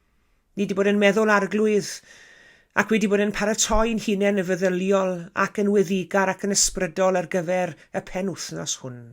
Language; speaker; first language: Welsh; native; Welsh